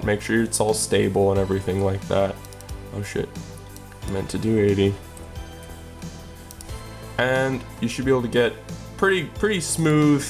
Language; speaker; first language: English; native; English